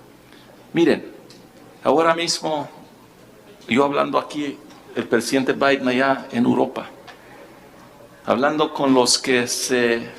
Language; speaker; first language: Spanish; non-native, fluent; English